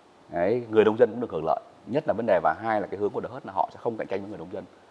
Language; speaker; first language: Vietnamese; native; Vietnamese